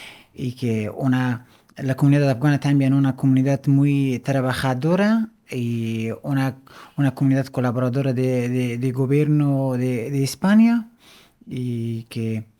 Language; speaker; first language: Spanish; non-native, fluent; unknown